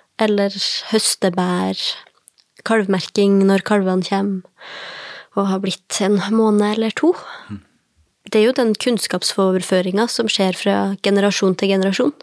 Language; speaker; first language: Norwegian; native; Norwegian